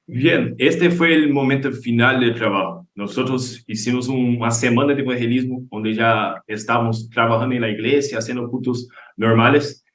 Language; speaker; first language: Spanish; non-native, learner; Portuguese